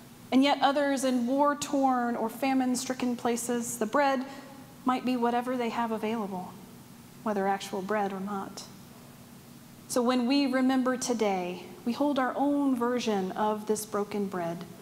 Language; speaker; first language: English; native; English